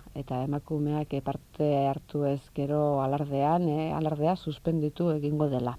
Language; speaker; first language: Basque; native; Basque